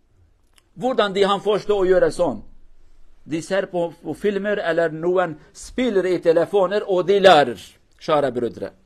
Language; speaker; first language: Norwegian; non-native, fluent; Kurdish